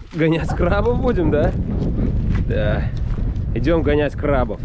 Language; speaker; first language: Russian; native; Russian